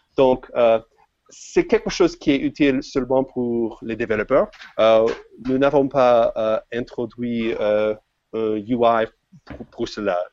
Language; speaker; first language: French; non-native, fluent; English